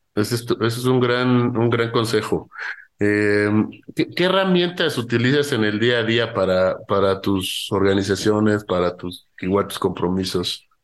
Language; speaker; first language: Spanish; native; Spanish